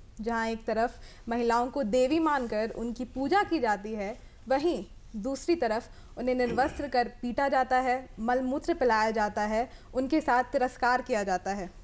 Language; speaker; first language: Hindi; native; Hindi